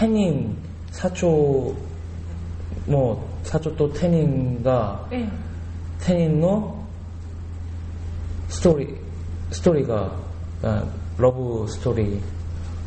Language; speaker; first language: Japanese; non-native, learner; Korean